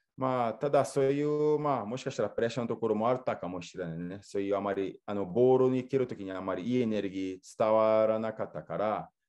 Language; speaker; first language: Japanese; non-native, fluent; Portuguese